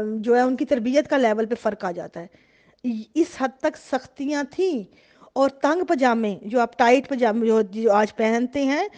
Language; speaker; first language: Urdu; native; Urdu